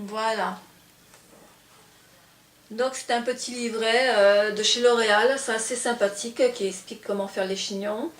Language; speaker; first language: French; native; French